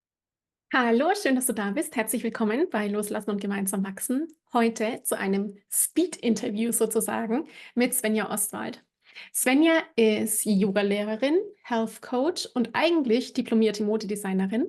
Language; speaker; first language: German; native; German